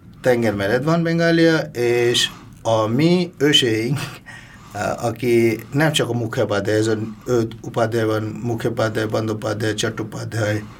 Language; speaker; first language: Hungarian; non-native, fluent; Bangla